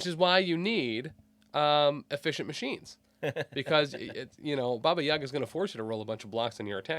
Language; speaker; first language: English; native; English